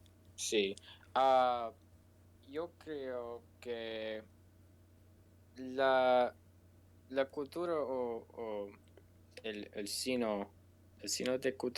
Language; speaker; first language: Spanish; non-native, learner; English